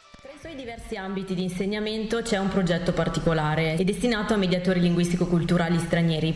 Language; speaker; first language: Italian; native; Italian